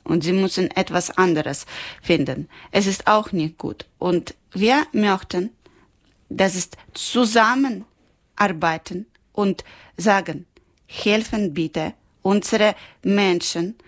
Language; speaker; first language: German; non-native, learner; Ukrainian